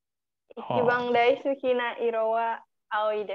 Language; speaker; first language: Japanese; non-native, learner; Indonesian